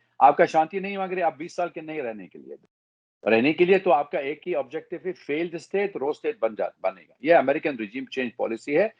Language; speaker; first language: Hindi; non-native, fluent; Arabic